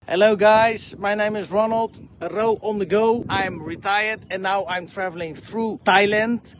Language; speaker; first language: English; non-native, learner; Dutch